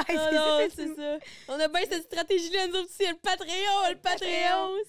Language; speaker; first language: French; native; French